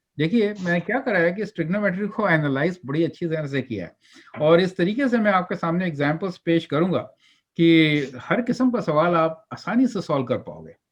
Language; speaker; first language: Hindi; native; Hindi